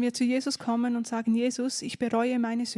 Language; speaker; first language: German; native; German